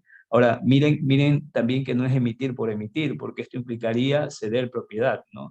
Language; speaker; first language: Spanish; native; Spanish